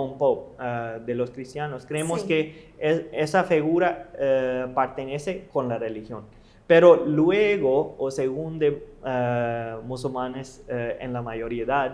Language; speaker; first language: Spanish; non-native, learner; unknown